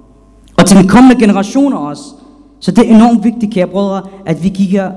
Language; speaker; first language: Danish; non-native, fluent; Arabic